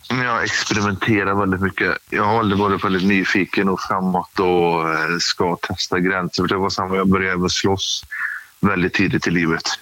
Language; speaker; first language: Swedish; native; Swedish